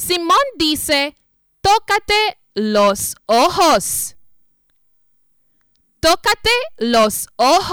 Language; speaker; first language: Spanish; non-native, fluent; English